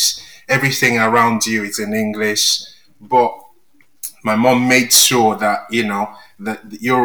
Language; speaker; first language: English; non-native, local second language; Yoruba